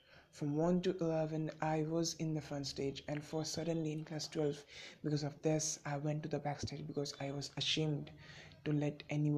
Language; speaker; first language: English; non-native, local second language; Bangla